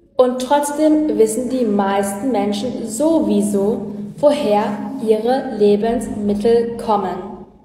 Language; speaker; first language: German; non-native, learner; Vietnamese